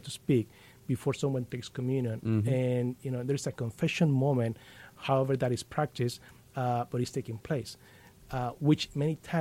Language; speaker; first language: English; non-native, fluent; Spanish